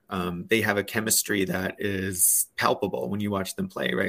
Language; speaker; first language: English; native; English